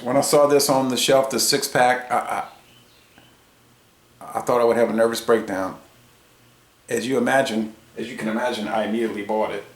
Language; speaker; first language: English; native; English